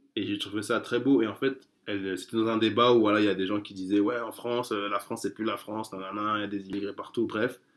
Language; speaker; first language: French; native; French